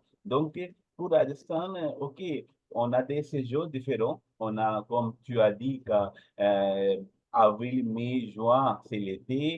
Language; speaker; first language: French; non-native, learner; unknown